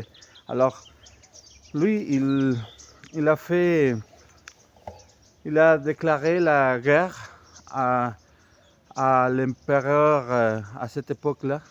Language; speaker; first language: French; non-native, fluent; Spanish